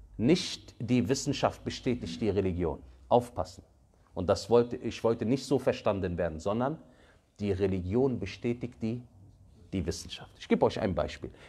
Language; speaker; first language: German; early bilingual, other home language; Arabic